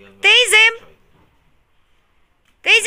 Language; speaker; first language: Turkish; non-native, learner; Russian